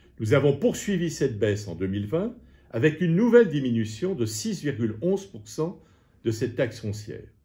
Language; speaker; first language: French; native; French